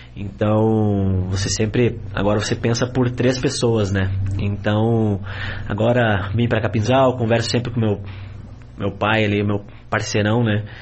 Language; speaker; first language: Portuguese; native; Portuguese